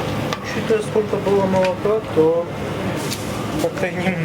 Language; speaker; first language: Russian; native; Russian